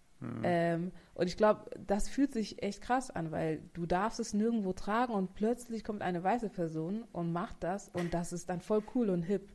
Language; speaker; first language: German; native; German